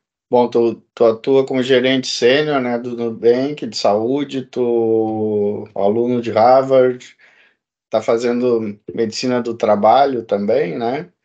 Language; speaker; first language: Portuguese; native; Portuguese